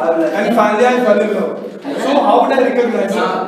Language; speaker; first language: English; non-native, fluent; Hindi